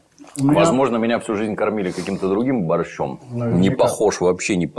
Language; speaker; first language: Russian; native; Russian